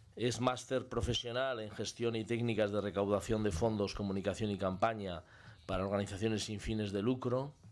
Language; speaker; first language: Spanish; native; Spanish